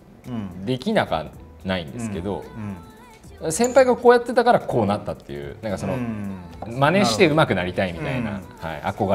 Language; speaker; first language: Japanese; native; Japanese